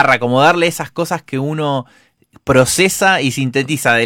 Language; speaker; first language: Spanish; native; Spanish